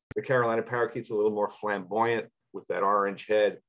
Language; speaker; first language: English; native; English